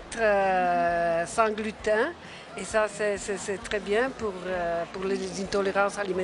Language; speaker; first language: French; non-native, fluent; Italian